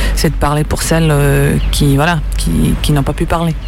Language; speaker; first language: French; early bilingual, other home language; Serbian